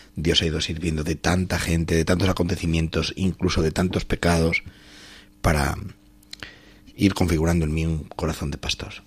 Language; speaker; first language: Spanish; native; Spanish